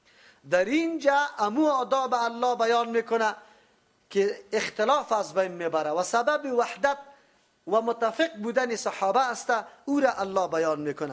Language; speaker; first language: Persian; native; Persian